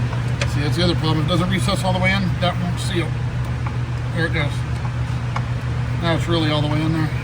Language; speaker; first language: English; native; English